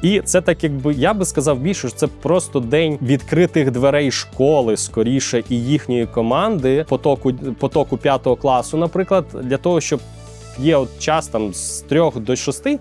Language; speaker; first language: Ukrainian; native; Ukrainian